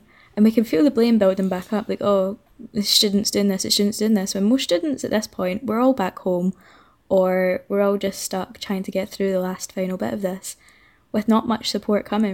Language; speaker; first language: English; native; English